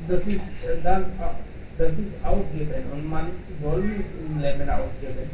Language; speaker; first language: German; non-native, learner; Hindi